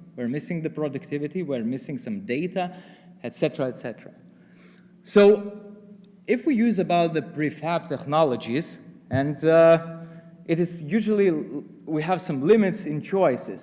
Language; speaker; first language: English; non-native, fluent; Lithuanian